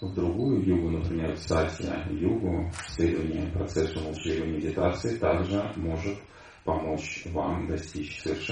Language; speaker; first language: Russian; native; Russian